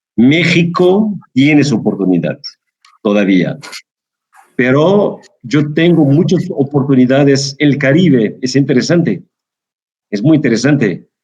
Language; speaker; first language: Spanish; non-native, fluent; Arabic